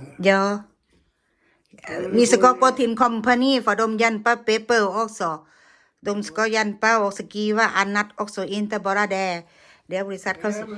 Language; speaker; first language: Swedish; non-native, learner; Thai